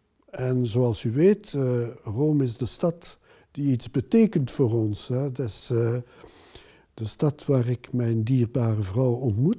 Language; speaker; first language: Dutch; non-native, local second language; French